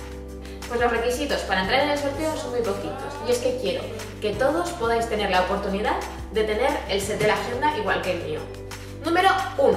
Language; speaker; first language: Spanish; native; Spanish